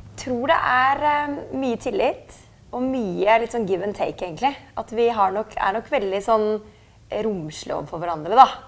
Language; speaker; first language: Norwegian; early bilingual, other home language; German